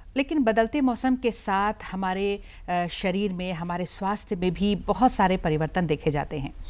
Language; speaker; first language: Hindi; native; Hindi